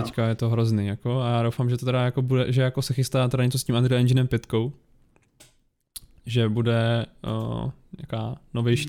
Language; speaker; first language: Czech; native; Czech